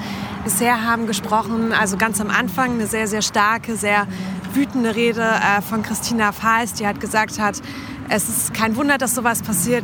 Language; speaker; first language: German; native; German